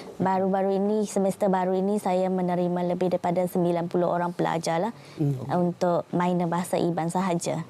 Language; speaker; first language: Malay; non-native, local second language; Iban